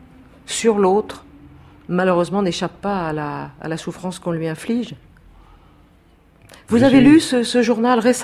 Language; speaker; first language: French; native; French